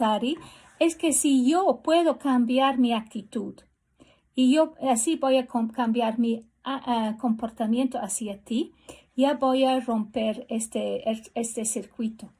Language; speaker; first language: Spanish; non-native, fluent; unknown